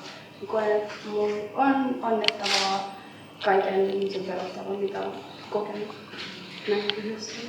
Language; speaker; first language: Finnish; early bilingual, other home language; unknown